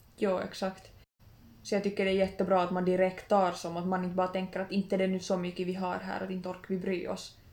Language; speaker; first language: Swedish; native; Swedish